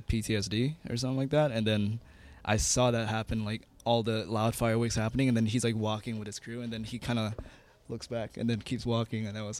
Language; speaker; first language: English; non-native, fluent; Indonesian